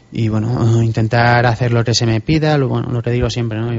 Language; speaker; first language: Spanish; native; Spanish